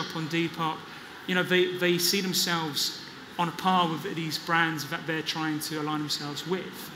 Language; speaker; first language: English; native; English